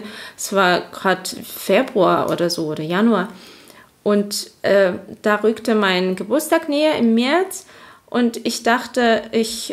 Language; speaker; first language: German; non-native, fluent; Azerbaijani